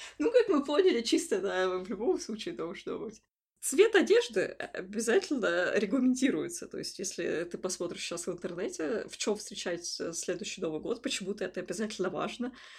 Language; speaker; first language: Russian; native; Russian